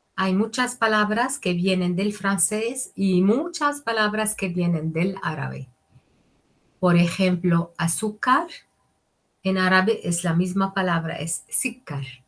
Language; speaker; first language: Spanish; non-native, fluent; Arabic